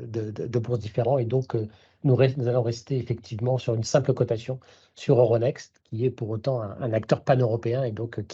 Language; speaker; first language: French; native; French